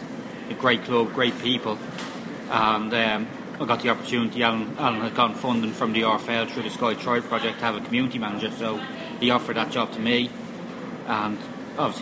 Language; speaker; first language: English; native; English